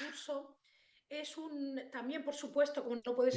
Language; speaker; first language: Spanish; native; Spanish